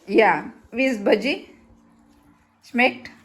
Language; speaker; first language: German; non-native, learner; Marathi